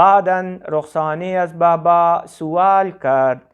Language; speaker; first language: Persian; non-native, fluent; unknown